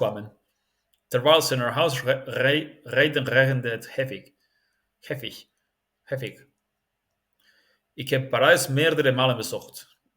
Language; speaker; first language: Dutch; non-native, learner; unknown